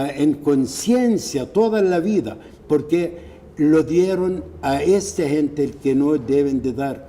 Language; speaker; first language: Spanish; non-native, fluent; Arabic